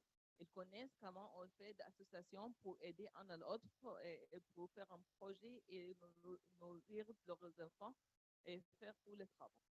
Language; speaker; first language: French; non-native, learner; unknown